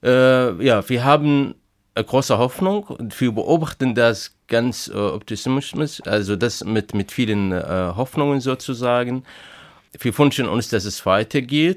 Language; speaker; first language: German; non-native, fluent; Arabic